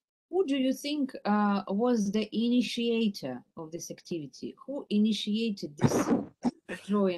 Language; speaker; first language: English; non-native, fluent; Russian